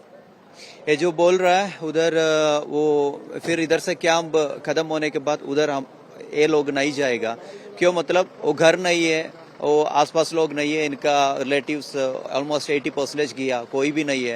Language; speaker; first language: Hindi; non-native, local second language; Malayalam